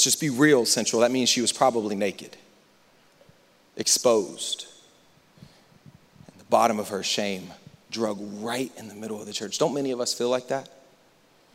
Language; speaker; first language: English; native; English